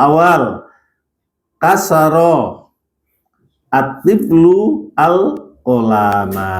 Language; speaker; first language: Arabic; non-native, fluent; Indonesian